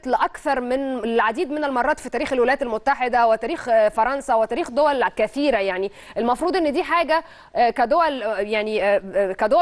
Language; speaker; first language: Arabic; native; Arabic